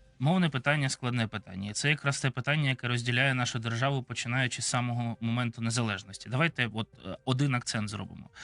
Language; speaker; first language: Ukrainian; non-native, local second language; Russian